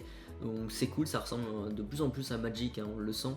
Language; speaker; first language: French; native; French